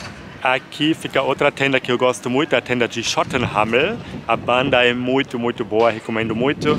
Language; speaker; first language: Portuguese; non-native, fluent; German